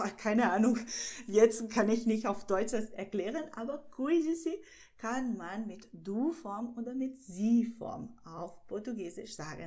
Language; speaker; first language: German; non-native, fluent; Portuguese